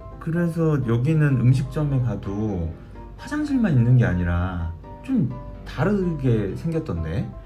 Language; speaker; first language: Korean; native; Korean